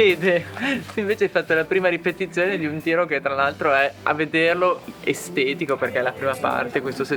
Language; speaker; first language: Italian; native; Italian